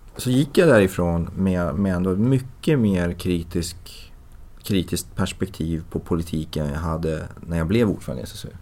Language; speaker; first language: Swedish; early bilingual, other home language; Persian